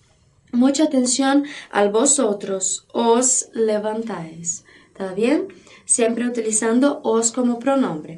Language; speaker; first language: Spanish; non-native, fluent; Portuguese